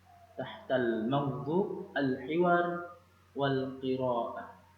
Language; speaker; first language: Arabic; non-native, fluent; Indonesian